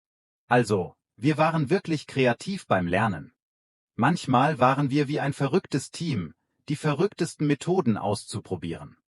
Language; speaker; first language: German; non-native, fluent; Vietnamese